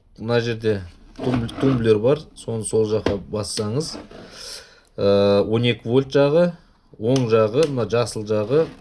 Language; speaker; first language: Kazakh; non-native, local second language; Russian